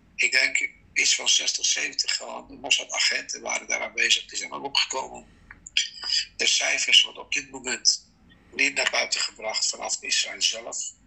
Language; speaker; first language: Dutch; non-native, fluent; Persian